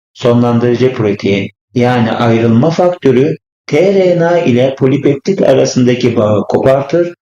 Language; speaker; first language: Turkish; native; Turkish